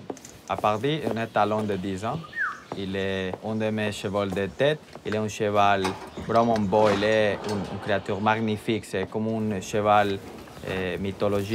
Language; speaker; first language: French; non-native, fluent; Spanish